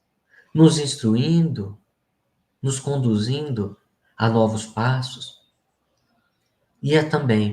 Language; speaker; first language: Portuguese; native; Portuguese